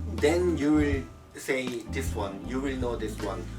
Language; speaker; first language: English; non-native, learner; Korean